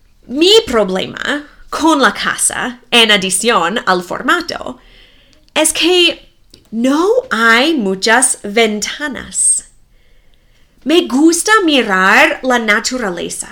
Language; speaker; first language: Spanish; non-native, fluent; English